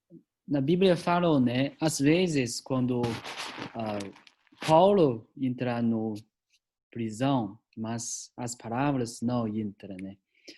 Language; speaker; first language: Portuguese; non-native, learner; Chinese